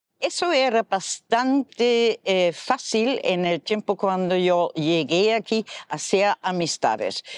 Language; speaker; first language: Spanish; non-native, fluent; German